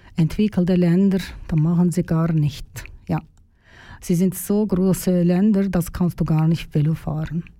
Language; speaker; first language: German; non-native, learner; Turkish